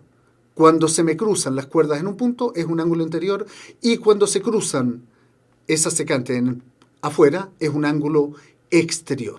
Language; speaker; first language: Spanish; native; Spanish